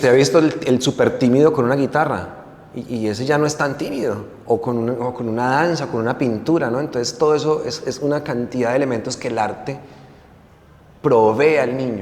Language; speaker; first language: Spanish; native; Spanish